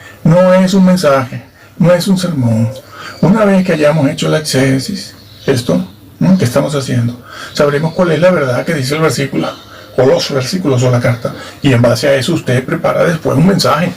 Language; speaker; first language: Spanish; native; Spanish